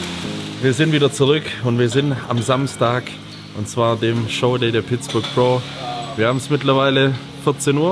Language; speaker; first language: German; native; German